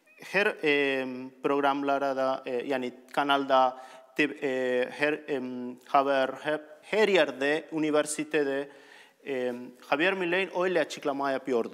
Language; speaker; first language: Turkish; non-native, learner; Spanish